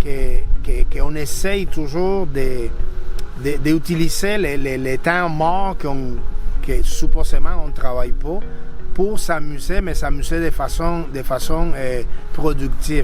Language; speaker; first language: French; native; French